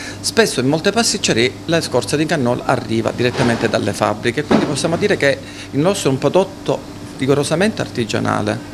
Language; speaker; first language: Italian; native; Italian